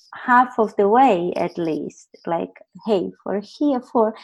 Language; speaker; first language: English; non-native, fluent; Portuguese